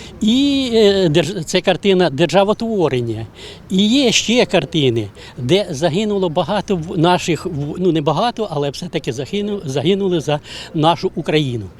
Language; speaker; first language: Ukrainian; native; Ukrainian